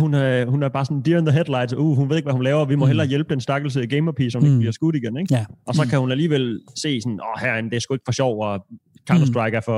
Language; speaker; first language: Danish; native; Danish